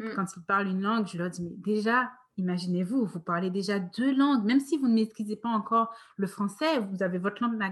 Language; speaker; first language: French; native; French